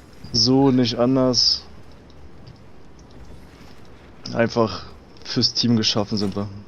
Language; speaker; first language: German; native; German